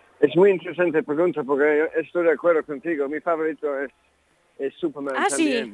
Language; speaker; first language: Spanish; non-native, learner; English